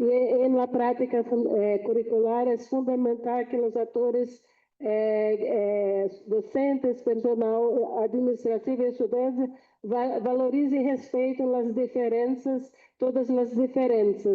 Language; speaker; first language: Portuguese; non-native, fluent; Spanish